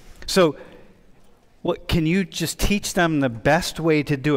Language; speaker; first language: English; native; English